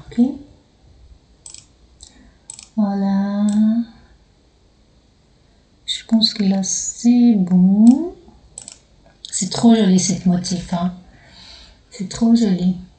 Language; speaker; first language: French; non-native, fluent; Portuguese